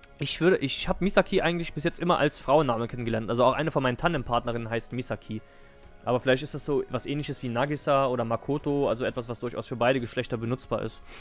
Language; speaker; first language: German; native; German